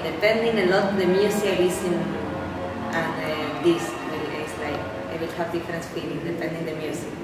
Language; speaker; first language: English; non-native, learner; Spanish